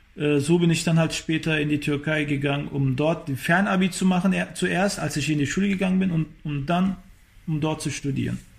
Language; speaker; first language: German; early bilingual, other home language; Turkish